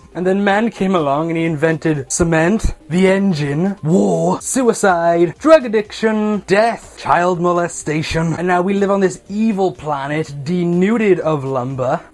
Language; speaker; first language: English; native; English